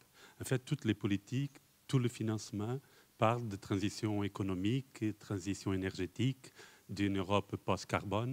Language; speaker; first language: French; non-native, fluent; Portuguese